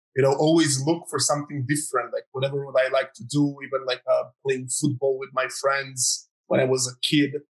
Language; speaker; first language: English; non-native, fluent; Croatian